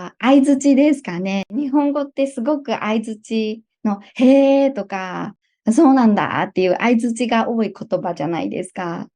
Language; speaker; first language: Japanese; native; Japanese